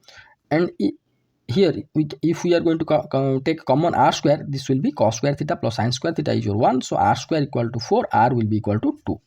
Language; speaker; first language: English; non-native, local second language; Odia